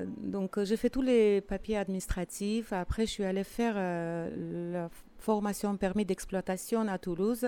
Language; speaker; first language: French; non-native, fluent; Armenian